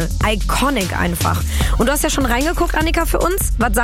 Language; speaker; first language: German; native; German